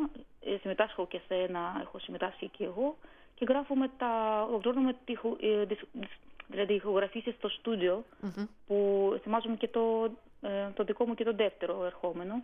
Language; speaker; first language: Greek; non-native, fluent; Armenian